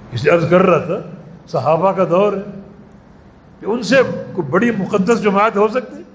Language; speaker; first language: Urdu; native; Urdu